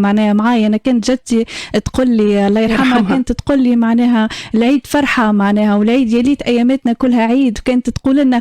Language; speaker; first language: Arabic; native; Arabic